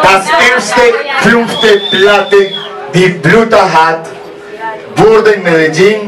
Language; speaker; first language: German; non-native, learner; Spanish